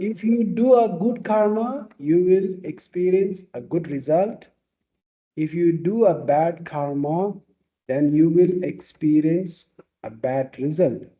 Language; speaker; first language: English; non-native, fluent; Tibetan